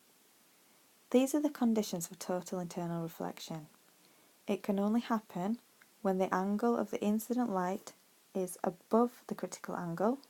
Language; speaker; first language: English; native; English